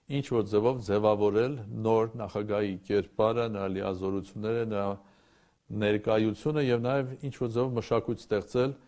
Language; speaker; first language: Armenian; native; Armenian